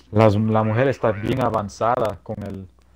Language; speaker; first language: Spanish; early bilingual, heritage; Spanish